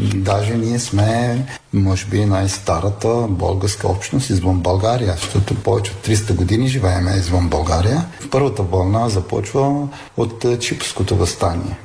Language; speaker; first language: Bulgarian; early bilingual, heritage; Bulgarian